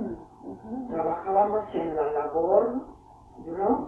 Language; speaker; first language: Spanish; early bilingual, heritage; Spanish